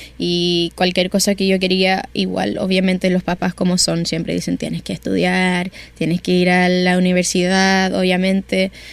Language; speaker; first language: Spanish; early bilingual, heritage; Spanish